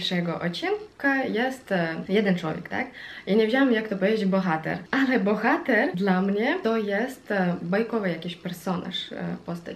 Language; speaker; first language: Polish; non-native, fluent; Russian